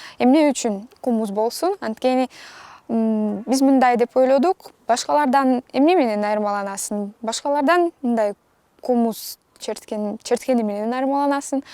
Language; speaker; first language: Kyrgyz; non-native, local second language; Russian